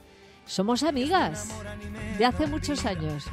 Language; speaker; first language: Spanish; native; Spanish